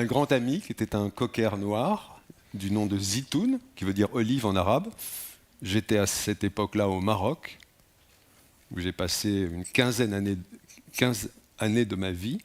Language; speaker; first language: French; native; French